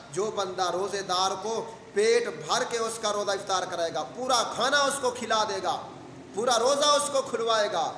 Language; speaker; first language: Urdu; non-native, local second language; Saraiki